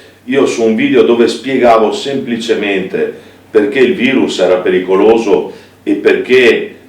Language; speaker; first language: Italian; native; Italian